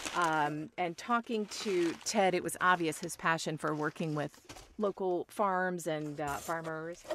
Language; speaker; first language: English; native; English